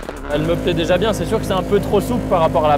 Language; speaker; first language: French; native; French